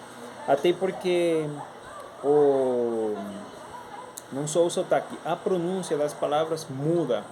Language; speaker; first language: Portuguese; non-native, fluent; Spanish